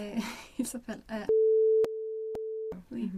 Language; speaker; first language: French; non-native, learner; Swedish